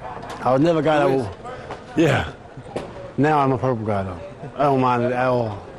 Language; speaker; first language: English; native; English